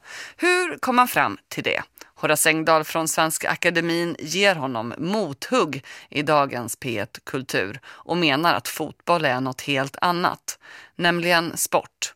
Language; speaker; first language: Swedish; native; Swedish